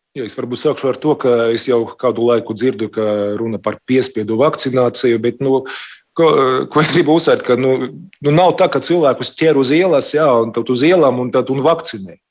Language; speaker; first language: Latvian; non-native, local second language; Russian